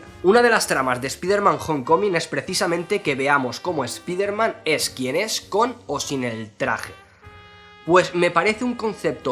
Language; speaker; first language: Spanish; native; Spanish